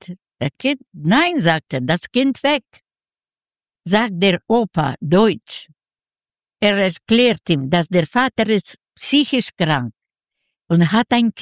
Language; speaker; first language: German; non-native, learner; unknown